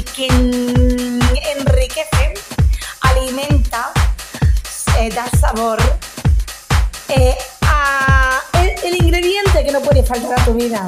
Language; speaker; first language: Spanish; native; Spanish